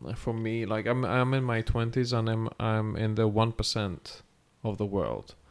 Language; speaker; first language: English; non-native, fluent; Greek